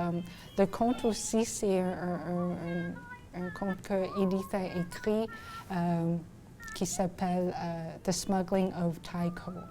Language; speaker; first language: French; non-native, local second language; English